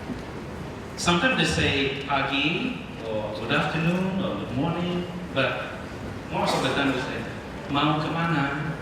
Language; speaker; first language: English; non-native, fluent; Indonesian